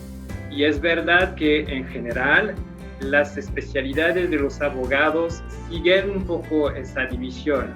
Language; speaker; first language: Spanish; non-native, fluent; French